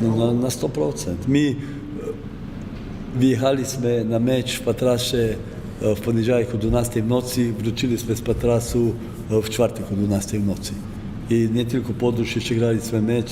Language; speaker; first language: Polish; non-native, fluent; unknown